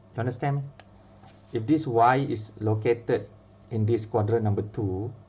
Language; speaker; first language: English; non-native, local second language; Malay